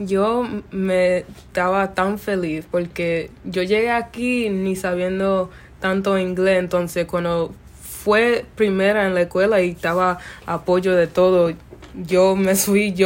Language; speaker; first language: Spanish; early bilingual, other home language; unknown